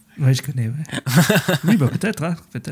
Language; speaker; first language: French; native; French